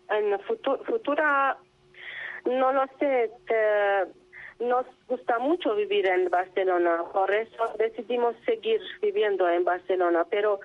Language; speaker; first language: Spanish; non-native, learner; Arabic